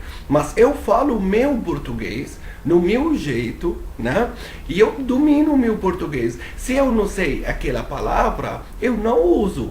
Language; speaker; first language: Portuguese; non-native, fluent; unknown